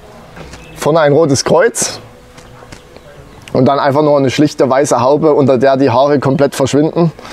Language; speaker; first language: German; native; German